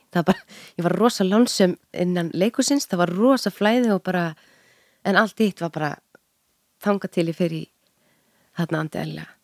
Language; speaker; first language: Icelandic; native; Icelandic